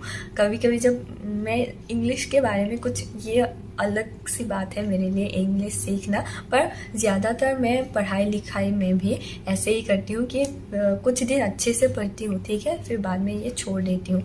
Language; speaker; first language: Hindi; non-native, local second language; Assamese